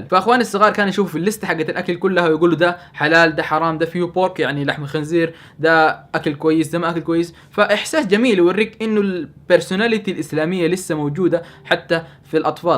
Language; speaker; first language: Arabic; native; Arabic